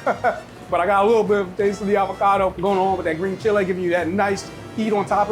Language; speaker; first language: English; native; English